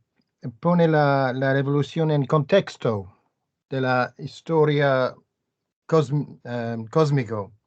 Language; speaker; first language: Spanish; non-native, learner; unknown